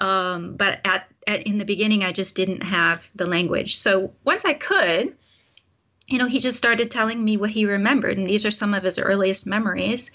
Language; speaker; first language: English; native; English